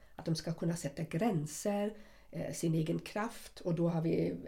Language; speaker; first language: Swedish; non-native, fluent; German